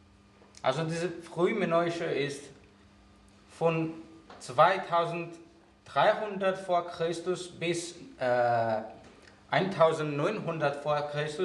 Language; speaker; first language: German; non-native, fluent; Greek